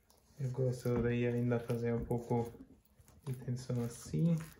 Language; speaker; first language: Portuguese; non-native, fluent; German